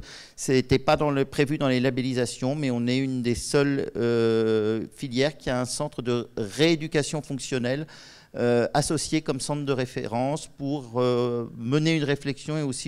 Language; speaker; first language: French; native; French